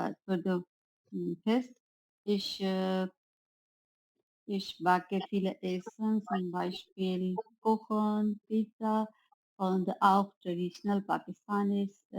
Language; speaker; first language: German; non-native, learner; Urdu